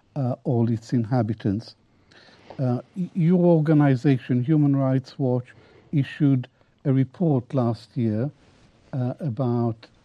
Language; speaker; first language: English; non-native, fluent; Arabic